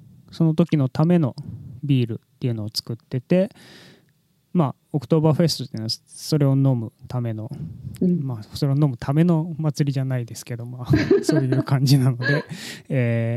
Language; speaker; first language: Japanese; native; Japanese